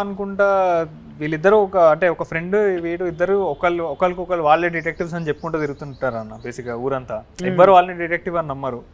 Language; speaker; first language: Telugu; native; Telugu